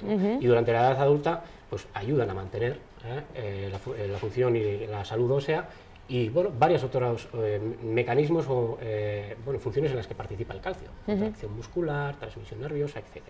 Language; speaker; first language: Spanish; native; Spanish